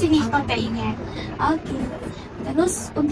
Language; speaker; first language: Indonesian; native; Indonesian